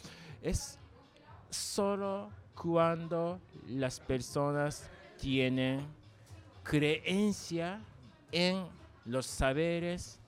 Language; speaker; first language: Spanish; non-native, learner; Japanese